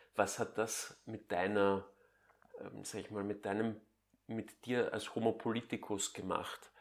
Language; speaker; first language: German; native; German